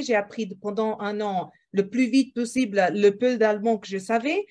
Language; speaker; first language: French; non-native, fluent; Portuguese